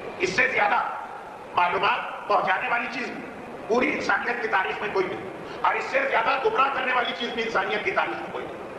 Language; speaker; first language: Urdu; native; Urdu